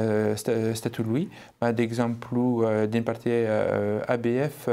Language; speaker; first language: Romanian; non-native, fluent; French